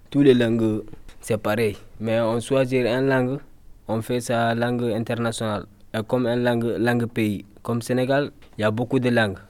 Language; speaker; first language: French; non-native, local second language; Fula